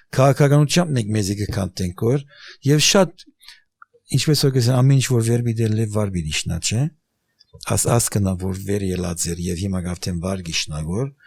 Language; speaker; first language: Armenian; early bilingual, heritage; Armenian